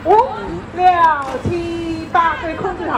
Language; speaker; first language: Chinese; native; Chinese